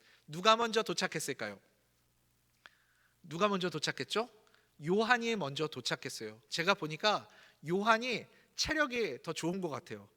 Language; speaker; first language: Korean; native; Korean